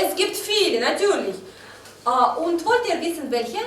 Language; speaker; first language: German; non-native, fluent; Russian